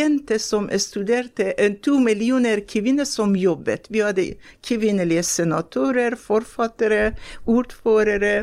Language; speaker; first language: Norwegian; non-native, fluent; Persian